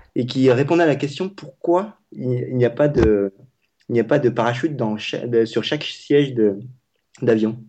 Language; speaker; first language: French; non-native, fluent; Vietnamese